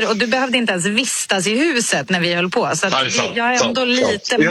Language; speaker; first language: Swedish; native; Swedish